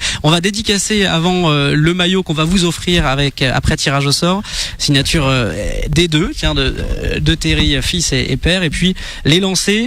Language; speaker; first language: French; native; French